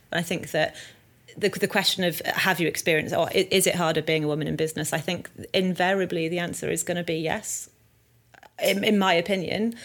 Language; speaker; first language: English; native; English